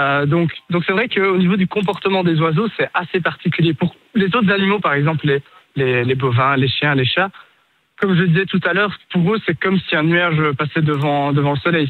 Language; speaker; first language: French; native; French